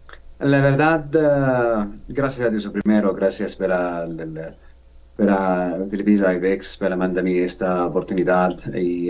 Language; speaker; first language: Spanish; non-native, learner; Arabic